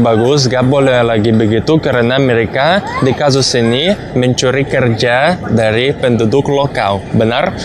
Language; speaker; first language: Indonesian; non-native, learner; Russian